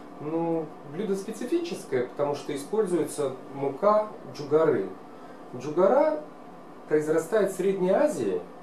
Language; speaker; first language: Russian; non-native, local second language; Kara-Kalpak